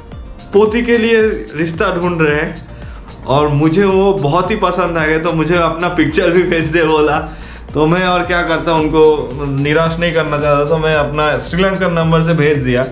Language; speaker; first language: Hindi; non-native, local second language; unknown